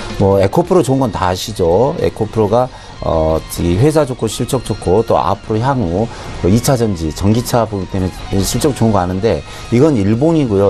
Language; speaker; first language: Korean; native; Korean